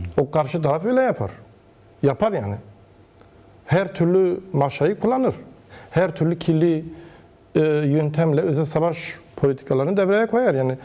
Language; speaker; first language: Turkish; non-native, local second language; Kurdish